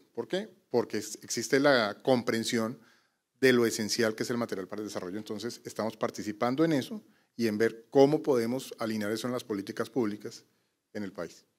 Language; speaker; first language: Spanish; native; Spanish